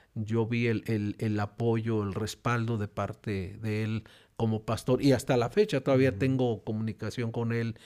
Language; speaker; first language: Spanish; native; Spanish